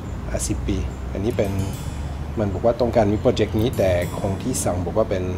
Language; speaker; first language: Thai; non-native, learner; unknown